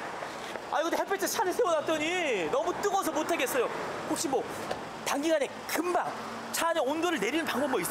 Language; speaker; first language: Korean; native; Korean